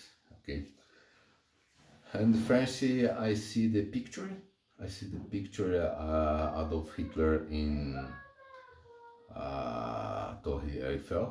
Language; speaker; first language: English; non-native, learner; Portuguese